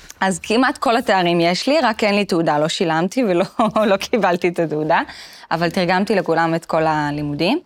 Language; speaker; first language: Hebrew; early bilingual, other home language; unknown